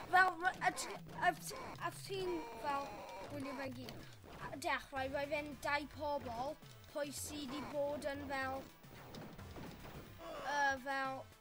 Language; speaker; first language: Welsh; non-native, local second language; English